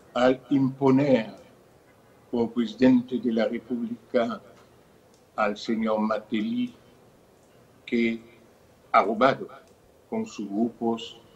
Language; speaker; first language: Spanish; non-native, fluent; Haitian Creole